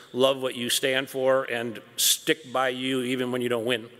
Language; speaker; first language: English; native; English